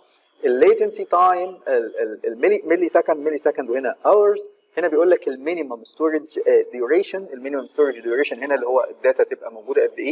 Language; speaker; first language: Arabic; native; Arabic